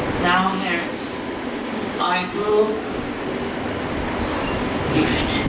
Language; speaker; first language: English; non-native, learner; Persian